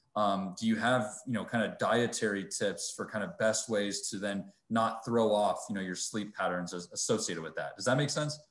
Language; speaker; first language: English; native; English